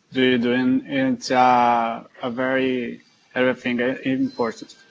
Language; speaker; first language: English; non-native, learner; Portuguese